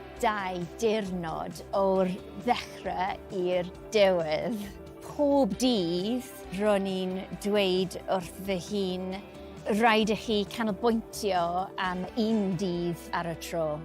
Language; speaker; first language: Welsh; non-native, local second language; English